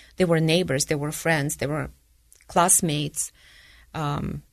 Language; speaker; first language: English; non-native, fluent; Ukrainian